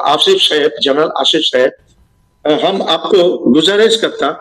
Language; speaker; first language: Hindi; non-native, learner; Bangla